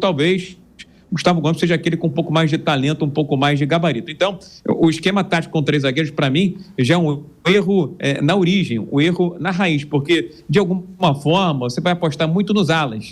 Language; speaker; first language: Portuguese; native; Portuguese